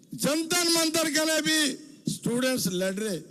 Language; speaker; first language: Hindi; non-native, local second language; Telugu